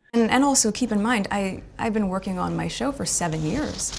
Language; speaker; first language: English; native; English